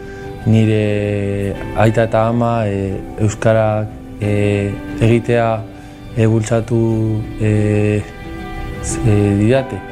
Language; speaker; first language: Basque; early bilingual, other home language; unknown